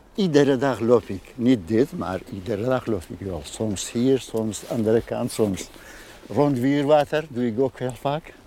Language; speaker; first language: Dutch; non-native, fluent; Kurdish